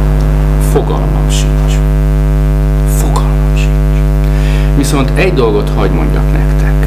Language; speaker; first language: Hungarian; native; Hungarian